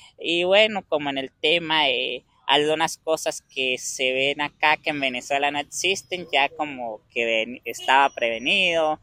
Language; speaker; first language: Spanish; native; Spanish